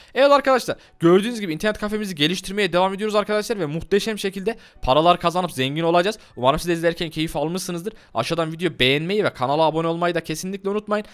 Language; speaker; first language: Turkish; native; Turkish